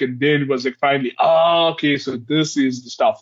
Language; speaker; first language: English; native; English